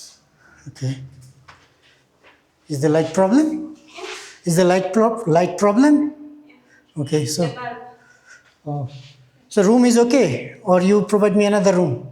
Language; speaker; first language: English; non-native, fluent; Bangla